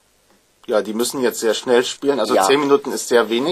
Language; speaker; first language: German; native; German